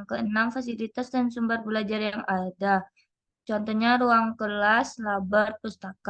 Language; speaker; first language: Indonesian; native; Indonesian